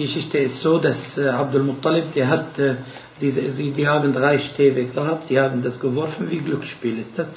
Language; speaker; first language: German; non-native, fluent; Arabic